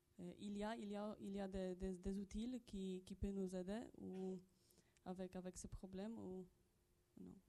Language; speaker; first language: French; non-native, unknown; Polish